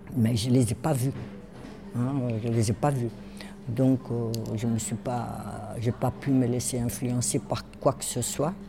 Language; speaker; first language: French; non-native, fluent; Portuguese